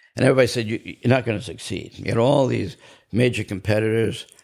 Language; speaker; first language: English; native; English